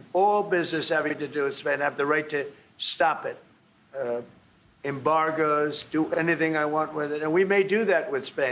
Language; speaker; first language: English; native; English